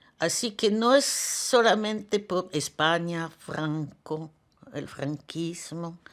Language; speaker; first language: Spanish; early bilingual, heritage; Spanish